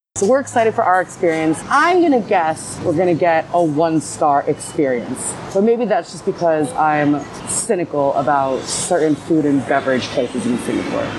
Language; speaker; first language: English; native; English